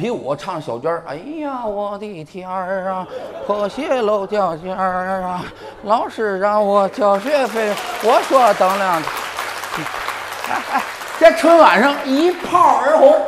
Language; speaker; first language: Chinese; native; Chinese